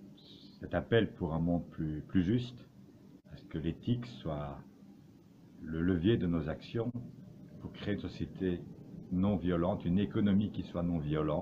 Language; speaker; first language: French; native; French